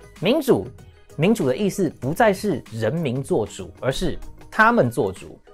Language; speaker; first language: Chinese; early bilingual, heritage; English